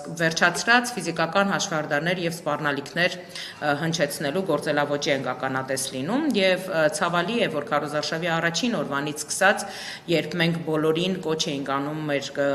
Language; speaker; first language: Armenian; native; Armenian